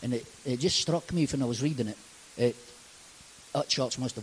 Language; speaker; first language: English; native; English